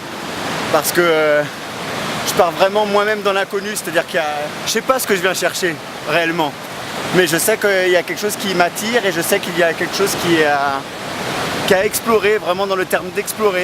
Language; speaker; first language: French; native; French